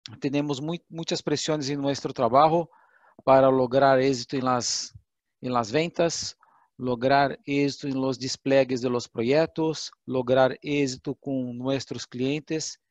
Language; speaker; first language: Portuguese; non-native, learner; Spanish